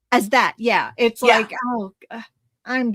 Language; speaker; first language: English; native; English